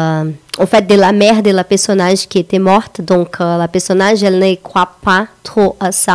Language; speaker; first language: French; non-native, fluent; Portuguese